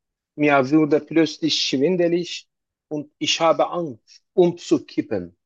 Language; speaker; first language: German; non-native, learner; Turkish